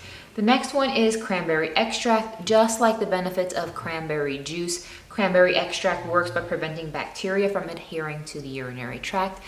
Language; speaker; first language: English; native; English